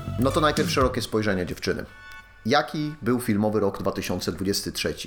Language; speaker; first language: Polish; native; Polish